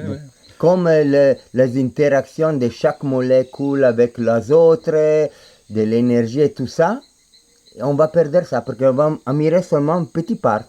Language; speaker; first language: French; non-native, fluent; Spanish